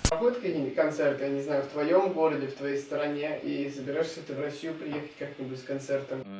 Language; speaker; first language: Russian; native; Russian